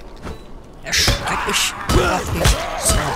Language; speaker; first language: German; native; German